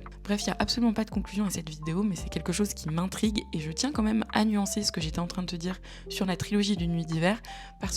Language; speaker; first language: French; native; French